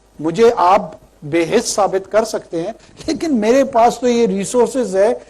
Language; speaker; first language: Urdu; non-native, local second language; Pashto